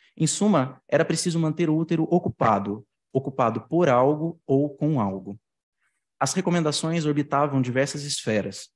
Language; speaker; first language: Portuguese; native; Portuguese